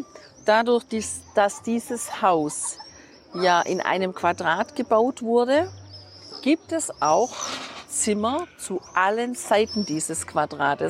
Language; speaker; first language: German; native; German